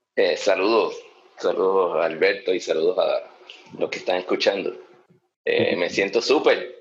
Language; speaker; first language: Spanish; early bilingual, heritage; Spanish